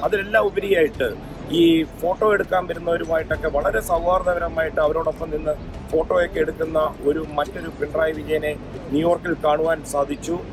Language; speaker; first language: Malayalam; native; Malayalam